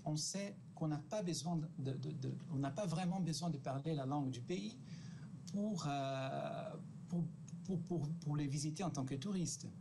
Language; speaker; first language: French; non-native, fluent; Portuguese